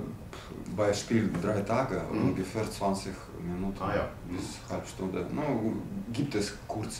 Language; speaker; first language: German; non-native, learner; Russian